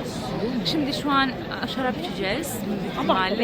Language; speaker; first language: Turkish; non-native, fluent; Albanian